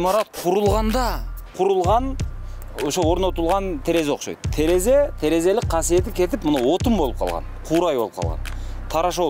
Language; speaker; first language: Kyrgyz; native; Kyrgyz